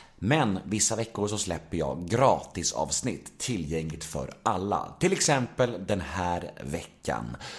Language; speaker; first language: Swedish; native; Swedish